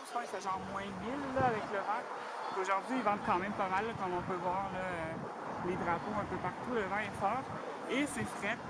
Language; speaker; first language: French; native; French